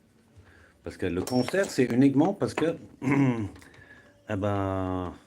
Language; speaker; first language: French; non-native, fluent; German